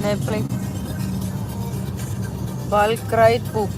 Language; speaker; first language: German; non-native, fluent; Cebuano